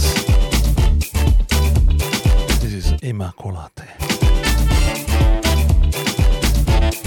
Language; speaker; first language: English; non-native, fluent; German